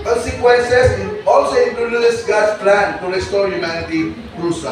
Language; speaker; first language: English; non-native, local second language; Filipino